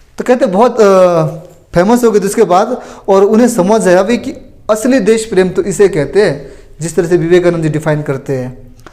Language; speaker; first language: Hindi; native; Hindi